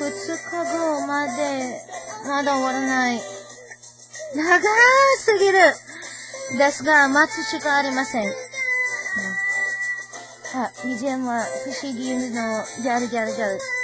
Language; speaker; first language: Japanese; non-native, learner; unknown